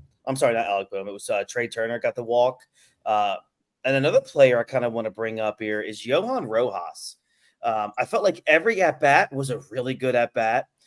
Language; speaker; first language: English; native; English